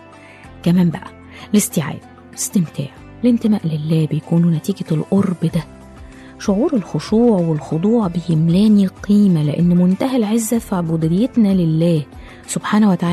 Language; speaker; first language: Arabic; native; Arabic